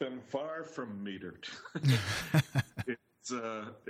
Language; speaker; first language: English; native; English